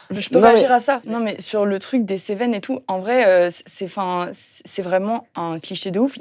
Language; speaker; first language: French; native; French